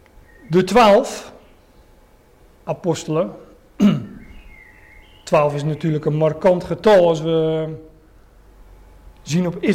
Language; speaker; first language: Dutch; native; Dutch